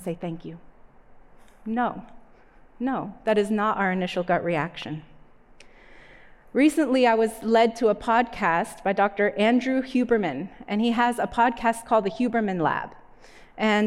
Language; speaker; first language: English; native; English